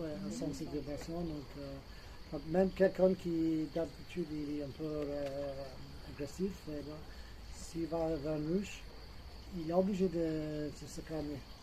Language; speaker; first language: French; non-native, fluent; English